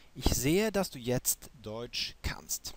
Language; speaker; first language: German; non-native, fluent; Swedish